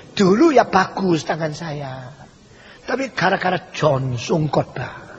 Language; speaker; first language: Indonesian; early bilingual, other home language; Min Nan Chinese